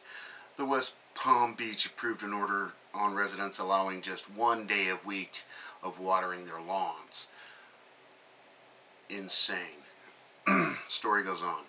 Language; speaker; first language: English; native; English